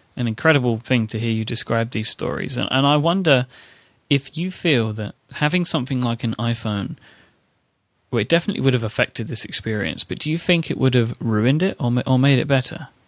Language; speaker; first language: English; native; English